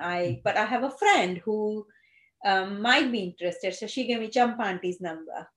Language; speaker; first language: English; non-native, local second language; Gujarati